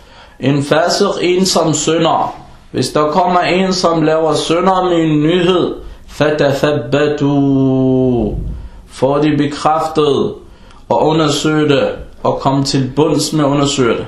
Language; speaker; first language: Danish; early bilingual, other home language; Arabic